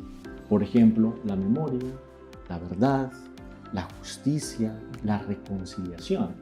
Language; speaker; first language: Spanish; native; Spanish